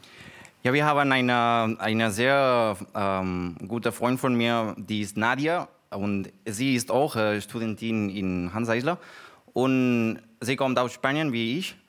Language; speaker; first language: German; non-native, learner; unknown